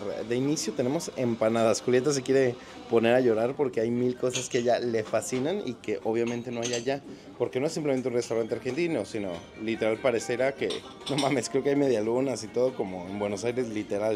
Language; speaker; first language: Spanish; native; Spanish